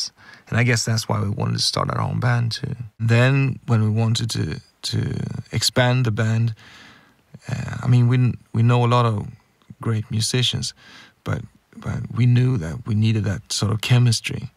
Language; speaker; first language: English; non-native, fluent; Swedish